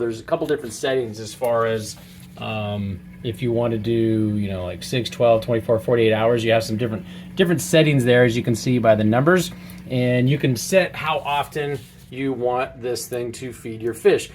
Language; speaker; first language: English; native; English